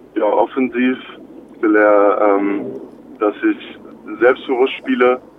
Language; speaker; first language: German; native; German